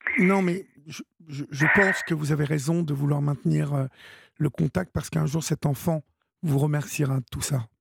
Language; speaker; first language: French; native; French